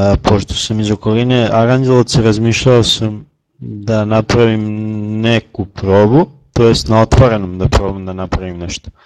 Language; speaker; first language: Serbian; native; Serbian